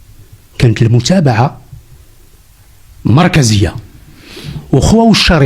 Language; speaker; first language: Arabic; native; Arabic